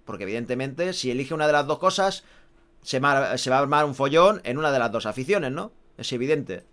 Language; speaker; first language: Spanish; native; Spanish